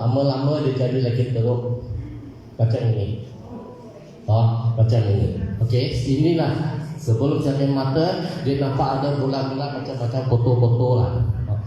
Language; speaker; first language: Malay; non-native, local second language; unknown